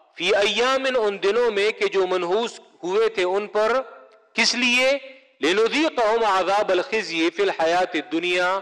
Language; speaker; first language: Urdu; non-native, local second language; Pashto